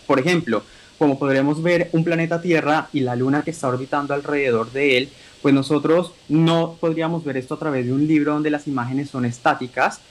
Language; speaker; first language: Spanish; native; Spanish